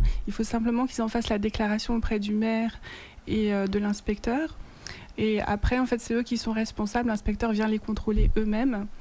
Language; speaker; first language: French; native; French